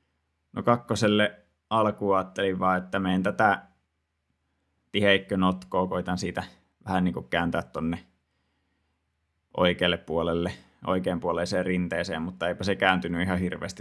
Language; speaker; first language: Finnish; native; Finnish